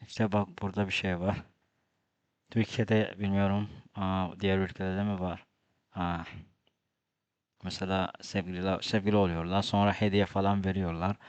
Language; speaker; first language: Turkish; non-native, fluent; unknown